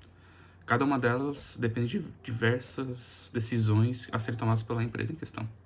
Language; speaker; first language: Portuguese; native; Portuguese